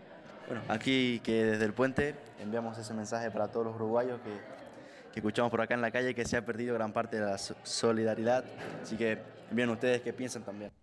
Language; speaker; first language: Spanish; native; Spanish